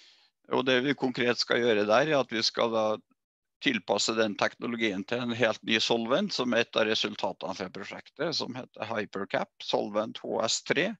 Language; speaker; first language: Norwegian; native; Norwegian